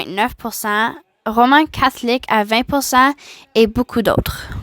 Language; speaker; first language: French; non-native, learner; English